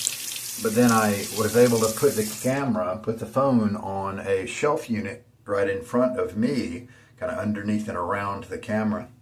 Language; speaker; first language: English; native; English